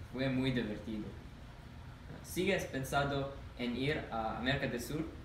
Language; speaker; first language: Spanish; non-native, learner; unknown